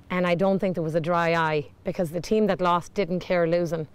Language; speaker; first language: English; native; English